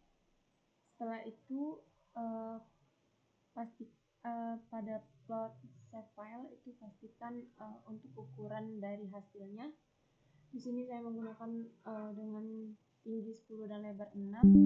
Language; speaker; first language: Indonesian; native; Indonesian